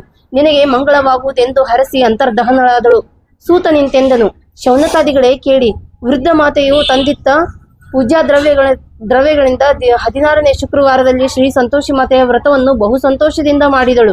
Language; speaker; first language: Kannada; native; Kannada